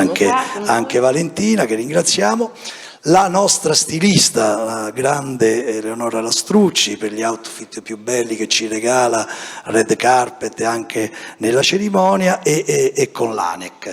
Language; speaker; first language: Italian; native; Italian